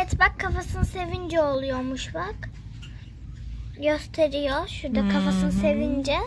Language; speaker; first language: Turkish; native; Turkish